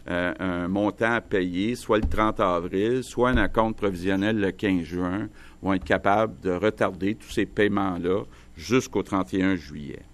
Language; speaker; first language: French; native; French